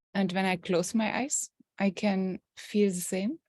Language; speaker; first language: English; non-native, learner; German